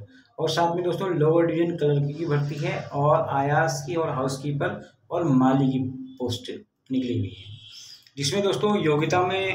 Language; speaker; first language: Hindi; native; Hindi